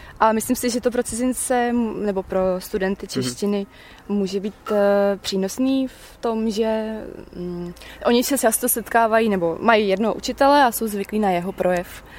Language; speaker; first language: Czech; native; Czech